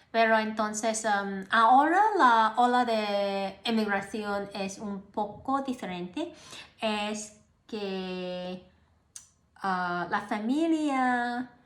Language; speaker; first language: Spanish; non-native, learner; Cantonese